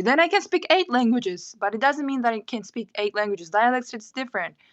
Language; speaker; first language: English; non-native, fluent; Kyrgyz